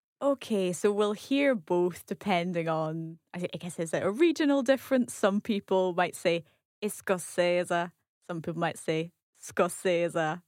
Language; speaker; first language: English; native; English